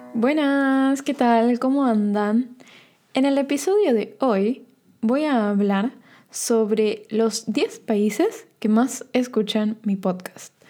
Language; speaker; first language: Spanish; native; Spanish